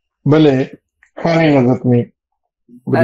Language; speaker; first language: Persian; non-native, learner; Urdu